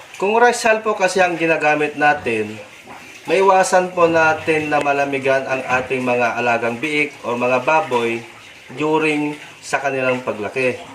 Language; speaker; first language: Filipino; non-native, local second language; Iloko